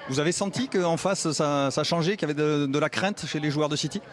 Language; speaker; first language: French; native; French